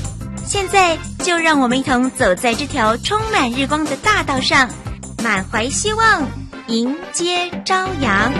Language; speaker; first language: Chinese; native; Chinese